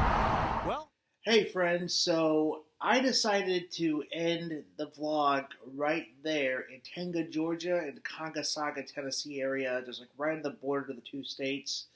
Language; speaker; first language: English; native; English